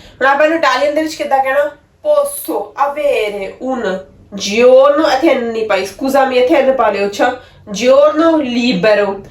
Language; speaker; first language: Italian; non-native, learner; Punjabi